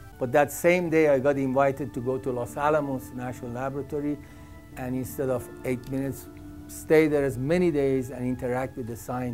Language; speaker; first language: English; non-native, fluent; Persian